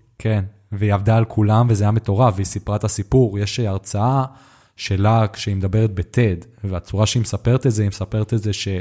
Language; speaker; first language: Hebrew; native; Hebrew